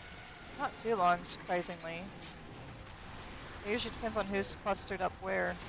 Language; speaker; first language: English; native; English